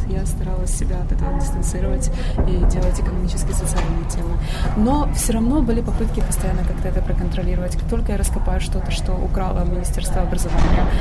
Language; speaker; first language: Russian; non-native, local second language; Ukrainian